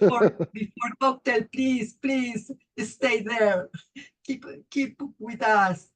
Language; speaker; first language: English; non-native, learner; Spanish